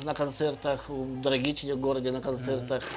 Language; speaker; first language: Russian; native; Russian